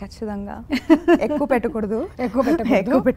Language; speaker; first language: Telugu; non-native, fluent; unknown